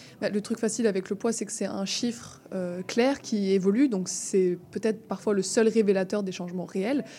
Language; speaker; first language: French; native; French